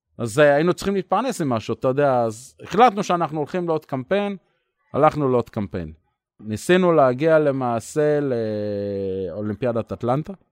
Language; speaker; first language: Hebrew; native; Hebrew